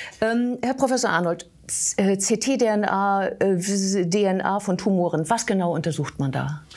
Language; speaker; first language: German; native; German